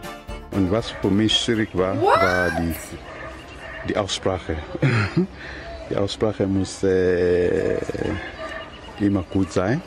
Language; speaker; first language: German; non-native, learner; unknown